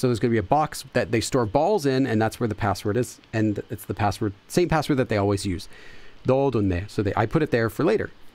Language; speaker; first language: English; native; English